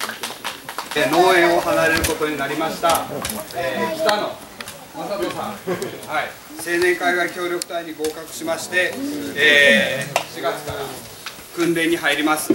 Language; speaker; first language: Japanese; native; Japanese